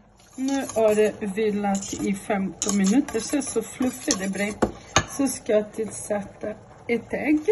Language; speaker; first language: Swedish; non-native, learner; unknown